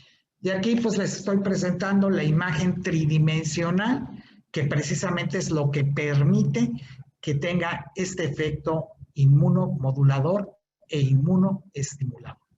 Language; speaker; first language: Spanish; native; Spanish